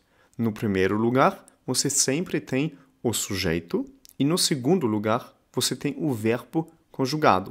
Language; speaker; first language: Portuguese; non-native, fluent; German